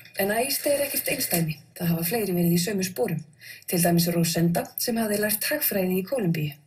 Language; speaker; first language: Icelandic; native; Icelandic